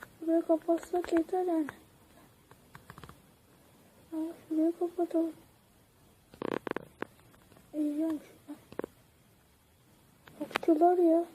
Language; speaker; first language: Turkish; native; Turkish